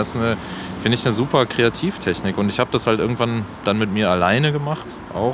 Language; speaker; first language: German; native; German